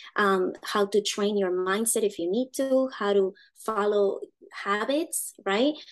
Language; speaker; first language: English; early bilingual, other home language; Spanish